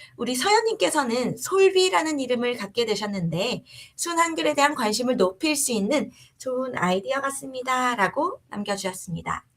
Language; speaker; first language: Korean; native; Korean